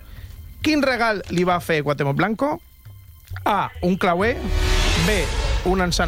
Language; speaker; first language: Catalan; native; Catalan